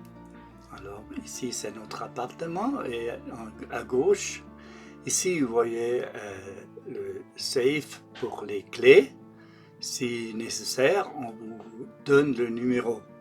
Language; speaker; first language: French; non-native, local second language; German